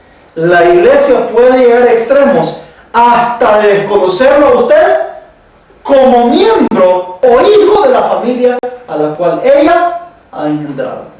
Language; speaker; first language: Spanish; native; Spanish